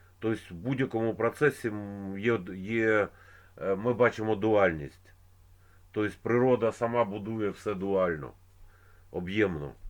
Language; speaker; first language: Ukrainian; non-native, local second language; Russian